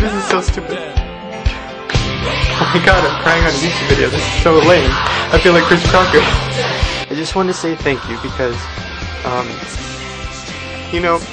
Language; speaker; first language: English; native; English